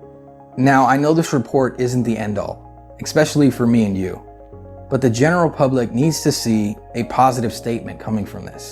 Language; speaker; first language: English; native; English